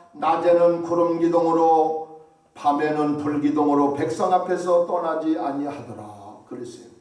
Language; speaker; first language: Korean; native; Korean